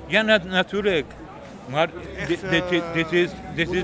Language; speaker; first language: Dutch; non-native, learner; Persian